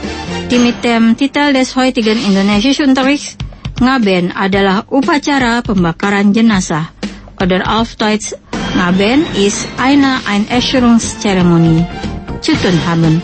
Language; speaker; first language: German; non-native, local second language; Indonesian